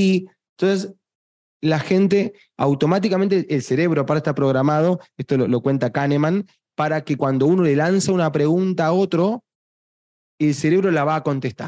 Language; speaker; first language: Spanish; native; Spanish